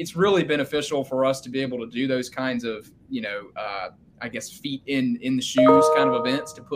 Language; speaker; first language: English; native; English